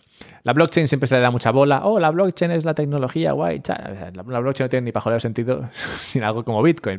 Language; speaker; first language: Spanish; native; Spanish